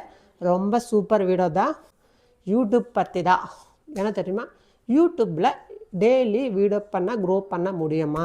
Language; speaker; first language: Tamil; non-native, local second language; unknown